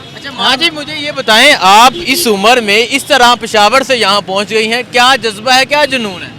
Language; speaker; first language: Urdu; non-native, local second language; Punjabi